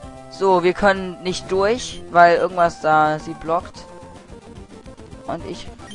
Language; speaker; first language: German; native; German